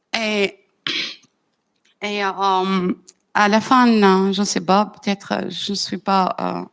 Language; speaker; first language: French; non-native, learner; Arabic